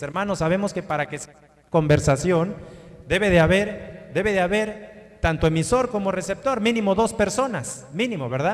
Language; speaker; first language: Spanish; native; Spanish